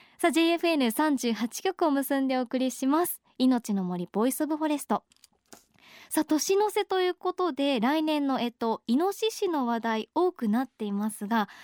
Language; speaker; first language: Japanese; native; Japanese